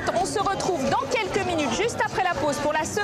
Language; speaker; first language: French; native; French